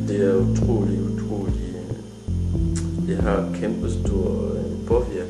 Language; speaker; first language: Danish; non-native, fluent; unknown